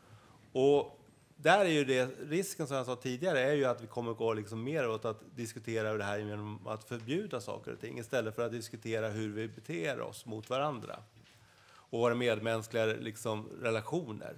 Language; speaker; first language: Swedish; native; Swedish